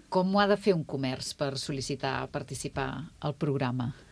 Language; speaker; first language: Catalan; native; Catalan